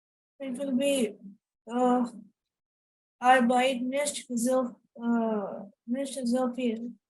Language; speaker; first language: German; non-native, learner; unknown